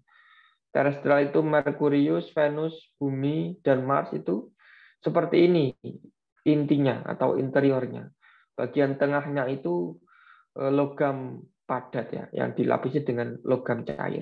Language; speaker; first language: Indonesian; native; Indonesian